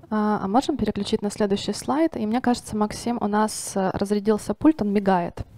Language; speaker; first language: Russian; native; Russian